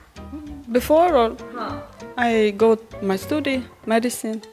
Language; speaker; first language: English; non-native, learner; German